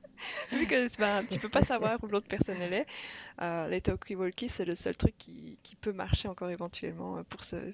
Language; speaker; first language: French; native; French